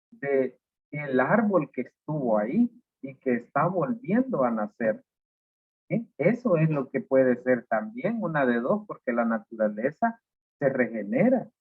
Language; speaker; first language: Spanish; native; Spanish